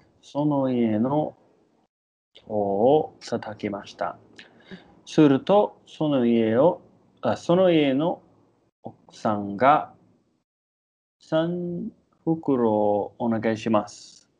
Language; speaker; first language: Japanese; non-native, learner; English